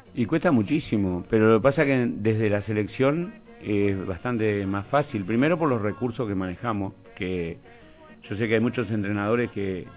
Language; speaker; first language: Spanish; native; Spanish